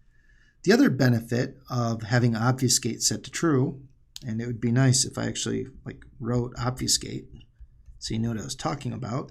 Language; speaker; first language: English; native; English